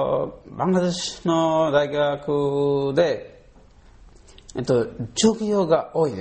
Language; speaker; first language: Japanese; non-native, learner; Bangla